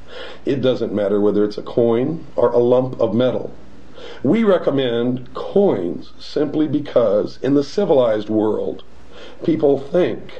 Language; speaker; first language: English; native; English